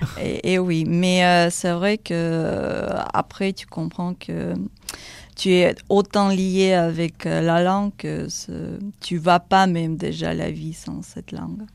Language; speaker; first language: French; non-native, fluent; Russian